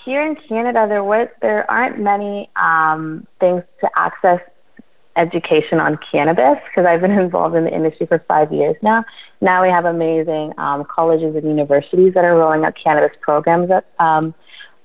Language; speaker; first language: English; native; English